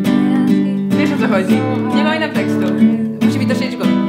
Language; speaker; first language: Polish; native; Polish